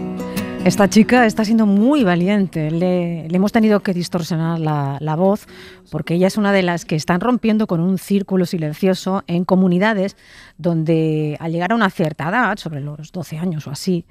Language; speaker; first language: Spanish; native; Spanish